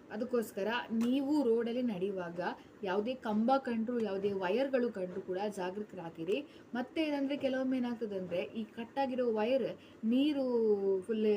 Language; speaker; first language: Kannada; non-native, local second language; Tulu